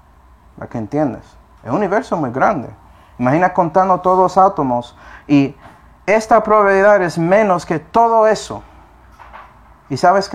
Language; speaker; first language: Spanish; non-native, fluent; English